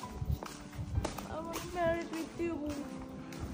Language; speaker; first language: English; non-native, learner; Indonesian